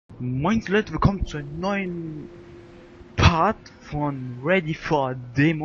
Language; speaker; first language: German; native; German